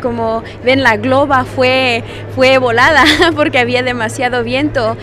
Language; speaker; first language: Spanish; non-native, fluent; English